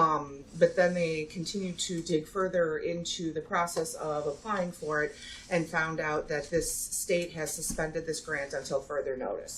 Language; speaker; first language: English; native; English